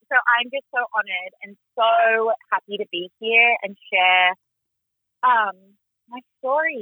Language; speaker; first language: English; native; English